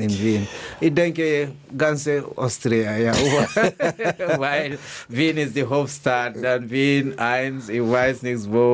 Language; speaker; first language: German; non-native, learner; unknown